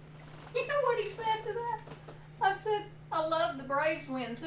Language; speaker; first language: English; native; English